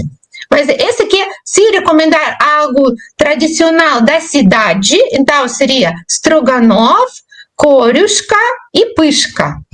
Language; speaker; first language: Portuguese; non-native, fluent; Russian